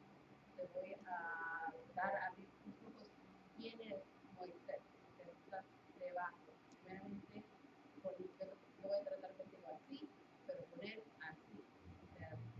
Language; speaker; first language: Spanish; early bilingual, heritage; Spanish